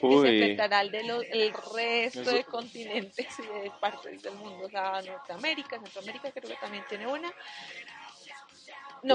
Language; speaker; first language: Spanish; native; Spanish